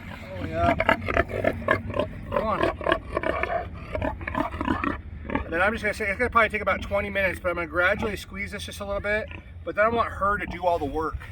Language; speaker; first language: English; native; English